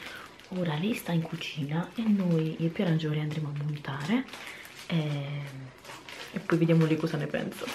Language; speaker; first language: Italian; native; Italian